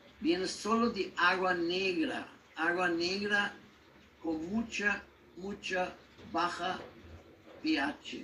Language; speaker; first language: Spanish; non-native, learner; German